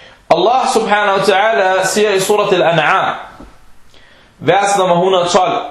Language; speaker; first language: Danish; early bilingual, other home language; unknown